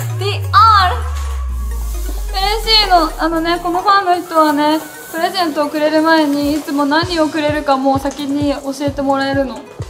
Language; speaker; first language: Japanese; native; Japanese